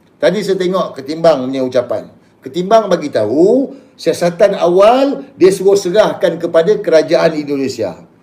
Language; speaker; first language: Malay; native; Malay